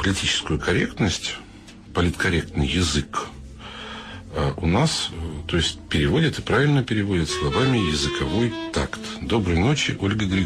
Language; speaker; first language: Russian; native; Russian